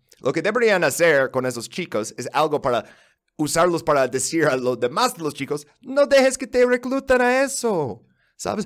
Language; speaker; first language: Spanish; non-native, fluent; English